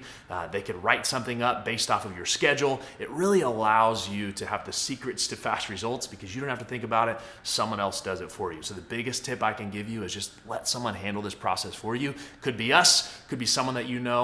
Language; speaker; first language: English; native; English